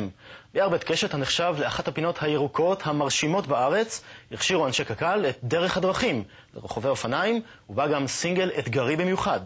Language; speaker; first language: Hebrew; native; Hebrew